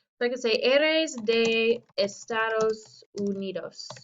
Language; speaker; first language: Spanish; non-native, fluent; English